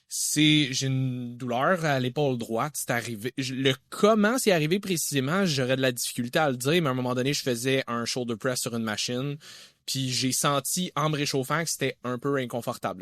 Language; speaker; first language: French; native; French